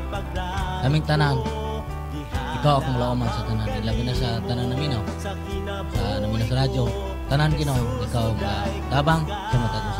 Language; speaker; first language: Cebuano; native; Cebuano